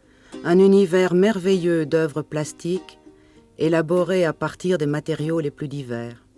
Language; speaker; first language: French; native; French